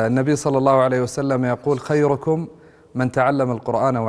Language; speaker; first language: Arabic; native; Arabic